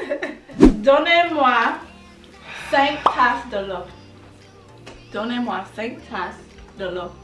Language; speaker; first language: French; non-native, learner; English